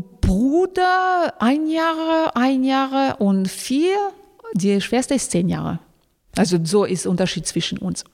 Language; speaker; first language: German; non-native, fluent; Russian